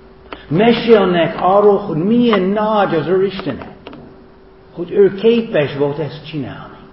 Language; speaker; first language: Hungarian; non-native, fluent; English